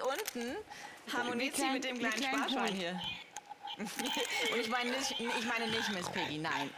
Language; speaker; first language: German; native; German